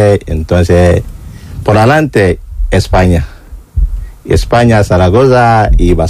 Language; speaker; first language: Spanish; non-native, learner; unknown